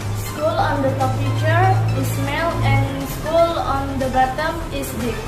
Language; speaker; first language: English; non-native, learner; Indonesian